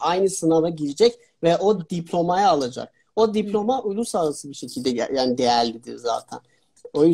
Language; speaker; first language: Turkish; non-native, fluent; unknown